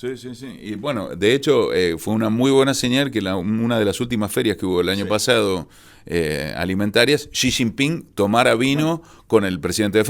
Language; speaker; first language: Spanish; native; Spanish